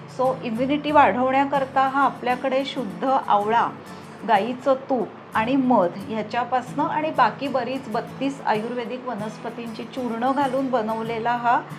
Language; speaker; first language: Marathi; native; Marathi